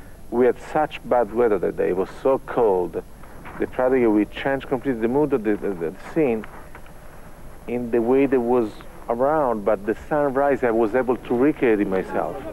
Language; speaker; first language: English; non-native, fluent; Italian